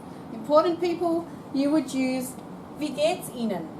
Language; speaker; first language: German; non-native, fluent; English